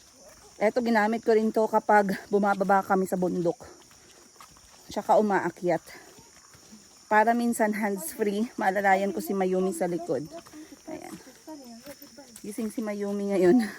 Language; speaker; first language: Filipino; non-native, local second language; Cebuano